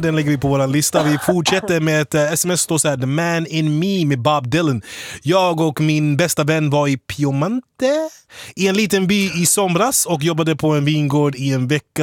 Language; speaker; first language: Swedish; native; Swedish